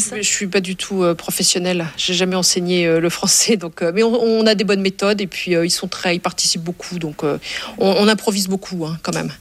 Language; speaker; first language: French; native; French